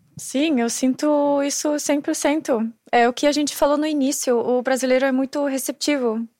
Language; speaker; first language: Portuguese; non-native, fluent; German